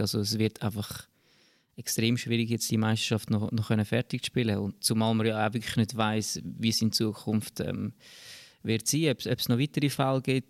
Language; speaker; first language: German; native; German